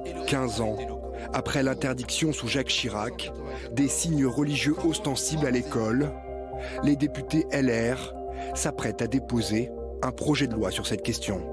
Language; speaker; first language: French; native; French